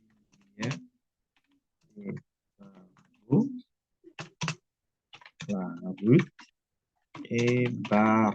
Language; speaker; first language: French; non-native, fluent; Indonesian